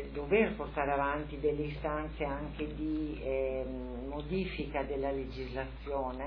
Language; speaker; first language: Italian; native; Italian